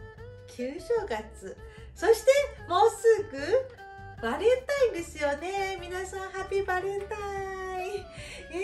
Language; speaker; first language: Japanese; non-native, fluent; Chinese